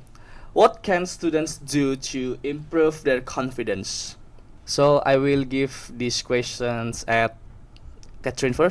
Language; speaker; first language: English; non-native, learner; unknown